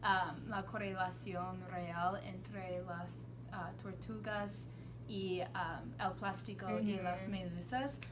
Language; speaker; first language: Spanish; non-native, learner; English